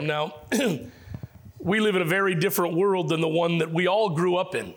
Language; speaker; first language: English; native; English